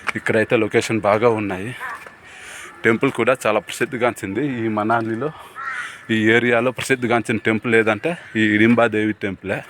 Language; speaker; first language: Telugu; non-native, local second language; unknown